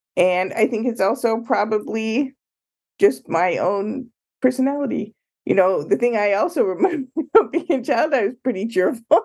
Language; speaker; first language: English; native; English